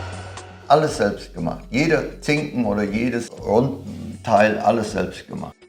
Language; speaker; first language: German; native; German